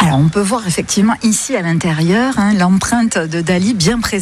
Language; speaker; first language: French; native; French